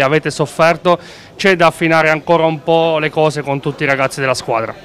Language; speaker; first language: Italian; native; Italian